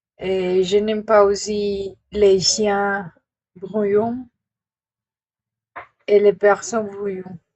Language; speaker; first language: French; non-native, learner; Spanish